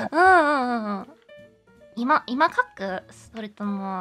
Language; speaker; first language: Japanese; non-native, learner; English